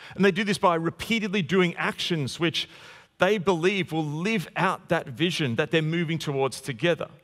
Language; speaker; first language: English; native; English